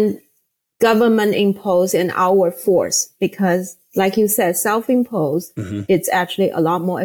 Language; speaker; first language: English; non-native, fluent; Chinese